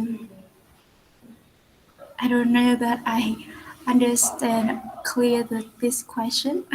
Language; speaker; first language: English; non-native, learner; Vietnamese